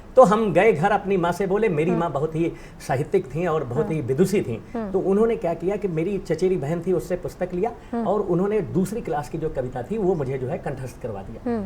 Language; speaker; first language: Hindi; native; Hindi